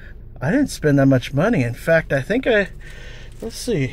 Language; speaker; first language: English; native; English